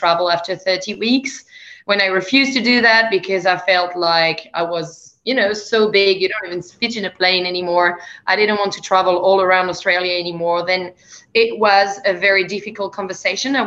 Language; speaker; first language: English; non-native, fluent; French